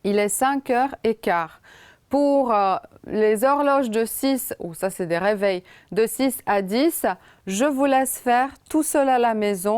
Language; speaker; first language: French; non-native, fluent; Romanian